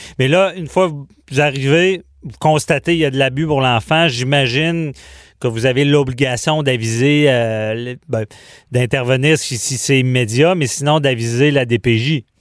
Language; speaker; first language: French; native; French